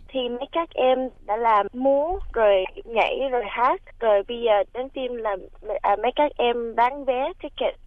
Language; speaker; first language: Vietnamese; early bilingual, heritage; Vietnamese